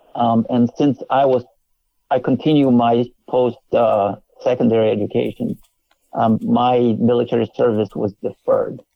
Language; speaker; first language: English; non-native, fluent; Polish